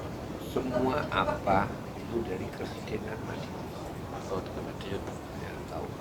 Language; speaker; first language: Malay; non-native, local second language; Javanese